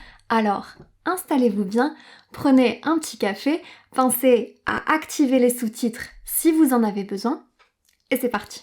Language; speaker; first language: French; native; French